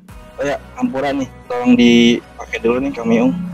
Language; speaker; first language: Indonesian; native; Indonesian